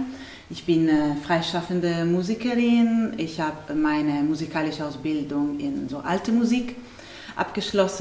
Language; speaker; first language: German; non-native, fluent; Italian